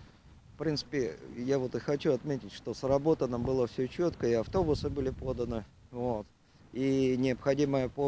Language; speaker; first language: Russian; native; Russian